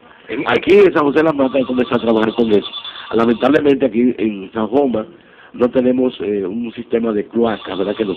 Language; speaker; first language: Spanish; native; Spanish